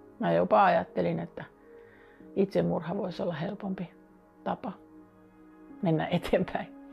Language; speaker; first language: Finnish; native; Finnish